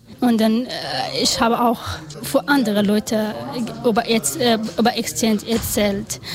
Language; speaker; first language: German; non-native, learner; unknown